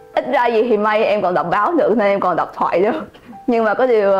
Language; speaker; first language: Vietnamese; early bilingual, heritage; Vietnamese